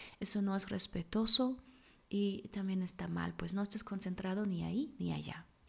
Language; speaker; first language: Spanish; non-native, fluent; German